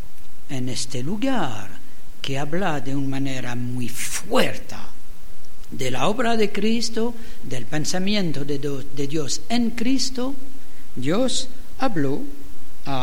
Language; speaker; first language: Spanish; non-native, learner; French